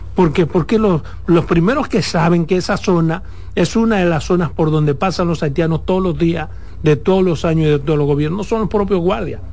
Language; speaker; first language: Spanish; native; Spanish